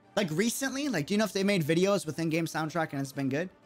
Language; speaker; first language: English; native; English